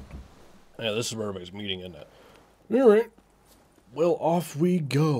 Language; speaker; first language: English; native; English